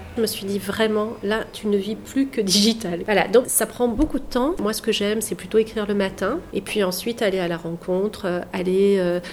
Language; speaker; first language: French; native; French